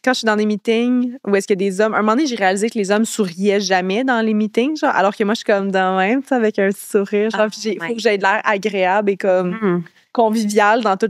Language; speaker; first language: French; native; French